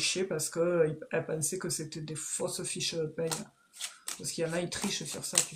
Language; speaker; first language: French; native; French